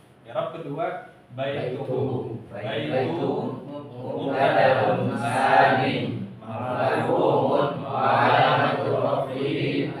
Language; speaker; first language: Arabic; non-native, fluent; Indonesian